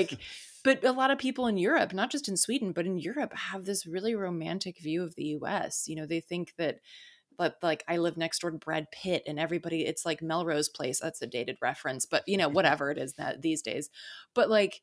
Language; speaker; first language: English; native; English